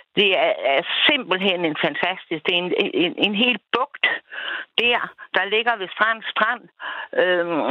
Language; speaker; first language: Danish; native; Danish